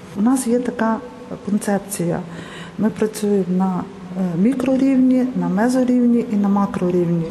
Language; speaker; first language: Ukrainian; native; Ukrainian